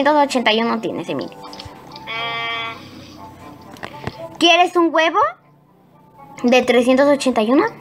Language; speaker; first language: Spanish; native; Spanish